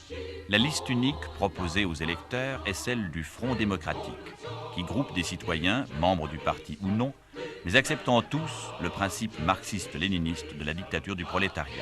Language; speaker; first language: French; native; French